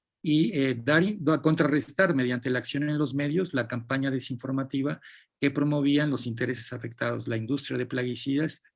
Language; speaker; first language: Spanish; native; Spanish